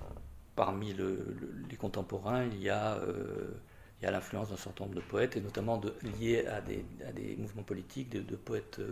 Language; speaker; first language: French; native; French